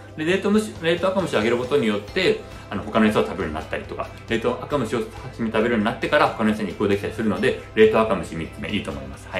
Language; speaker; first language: Japanese; early bilingual, heritage; Japanese